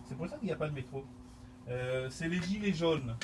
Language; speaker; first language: French; native; French